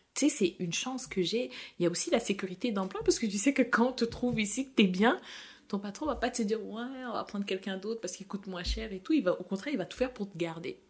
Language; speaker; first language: French; native; French